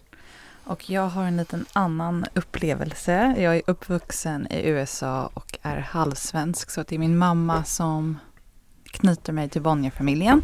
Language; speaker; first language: Swedish; early bilingual, heritage; Swedish